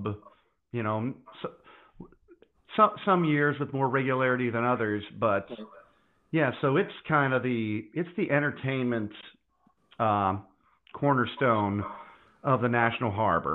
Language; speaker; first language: English; native; English